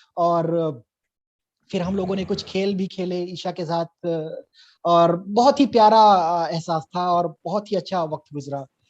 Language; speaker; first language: Hindi; native; Hindi